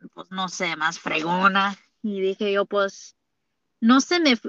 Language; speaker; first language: Spanish; early bilingual, heritage; Spanish